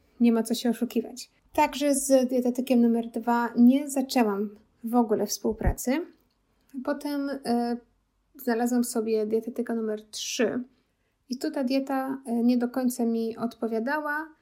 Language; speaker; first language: Polish; native; Polish